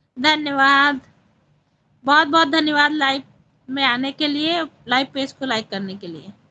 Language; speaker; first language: Hindi; native; Hindi